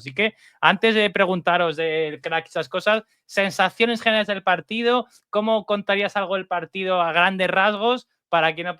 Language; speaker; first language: Spanish; native; Spanish